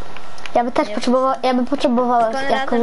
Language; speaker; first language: Polish; early bilingual, heritage; Polish